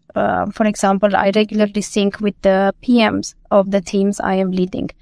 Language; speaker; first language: English; non-native, fluent; Romanian